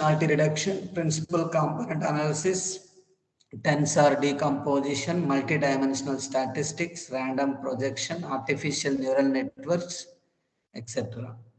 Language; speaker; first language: English; non-native, local second language; Telugu